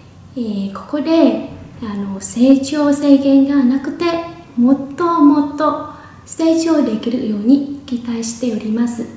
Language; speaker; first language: Japanese; non-native, fluent; Vietnamese